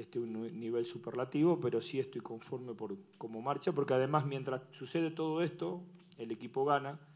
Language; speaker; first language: Spanish; native; Spanish